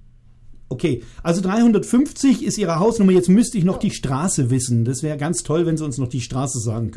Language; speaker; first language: German; native; German